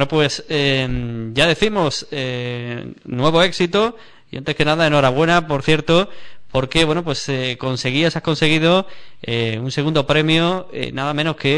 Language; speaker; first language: Spanish; native; Spanish